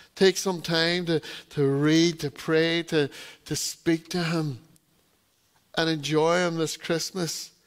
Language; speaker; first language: English; native; English